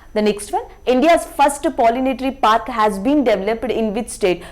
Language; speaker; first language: English; non-native, local second language; Telugu